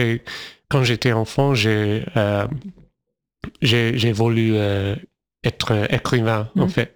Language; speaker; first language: French; non-native, fluent; English